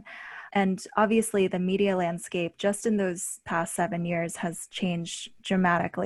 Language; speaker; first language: English; native; English